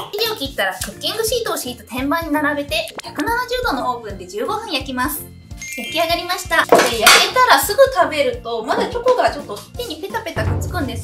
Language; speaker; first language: Japanese; native; Japanese